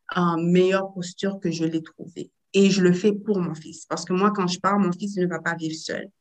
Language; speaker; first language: French; native; French